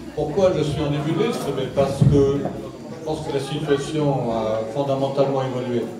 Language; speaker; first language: French; non-native, local second language; German